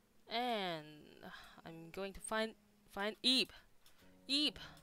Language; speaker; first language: English; non-native, local second language; Cantonese